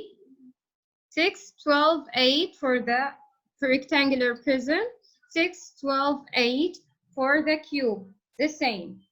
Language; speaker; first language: English; non-native, fluent; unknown